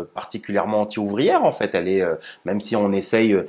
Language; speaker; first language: French; native; French